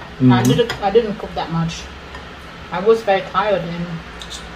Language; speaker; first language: English; non-native, fluent; Vietnamese